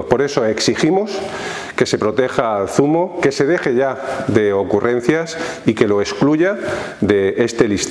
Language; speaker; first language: Spanish; native; Spanish